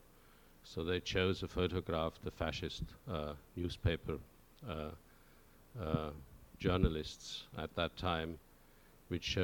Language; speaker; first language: English; non-native, fluent; German